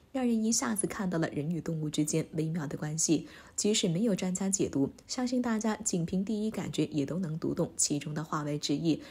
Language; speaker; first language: Chinese; native; Chinese